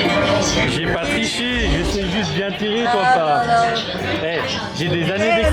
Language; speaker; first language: French; native; French